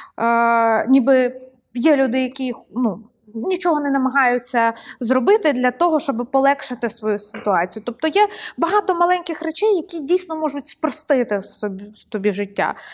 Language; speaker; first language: Ukrainian; non-native, local second language; Russian